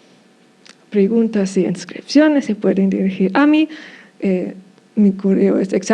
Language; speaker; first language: Spanish; non-native, fluent; German